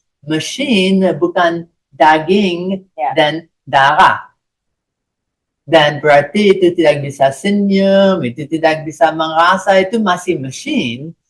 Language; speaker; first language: Indonesian; non-native, fluent; English